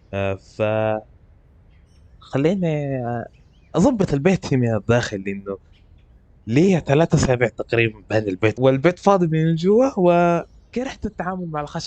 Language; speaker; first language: Arabic; native; Arabic